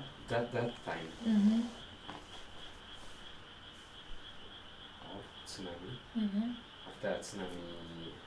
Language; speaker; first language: English; non-native, learner; Japanese